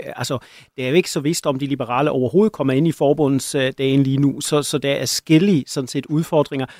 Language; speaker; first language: Danish; non-native, fluent; German